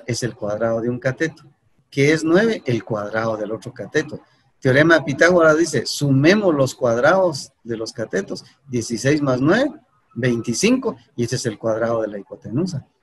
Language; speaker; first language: Spanish; native; Spanish